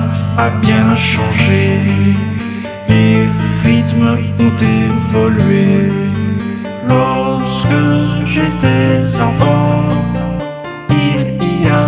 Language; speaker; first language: French; native; French